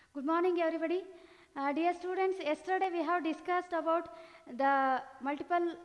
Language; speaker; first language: English; non-native, local second language; Kannada